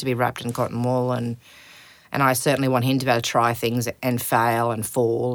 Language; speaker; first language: English; native; English